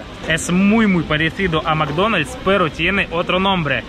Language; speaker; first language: Spanish; non-native, fluent; Russian